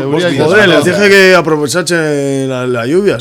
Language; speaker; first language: Spanish; native; Spanish